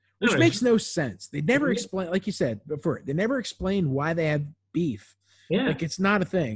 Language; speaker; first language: English; native; English